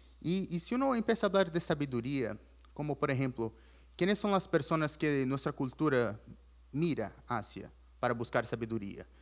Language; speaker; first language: Spanish; early bilingual, other home language; Portuguese